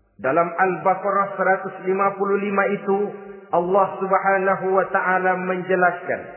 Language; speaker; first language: Indonesian; native; Indonesian